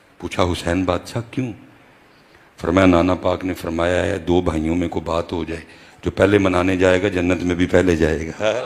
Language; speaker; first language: Urdu; non-native, local second language; Punjabi